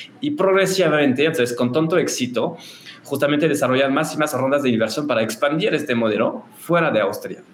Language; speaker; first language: Spanish; non-native, fluent; French